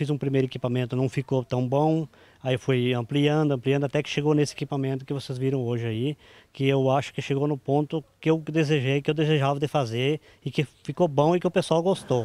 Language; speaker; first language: Portuguese; native; Portuguese